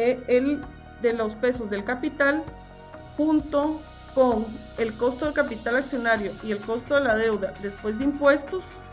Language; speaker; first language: Spanish; native; Spanish